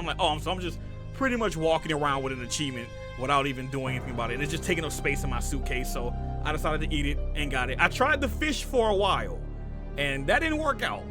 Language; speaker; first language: English; native; English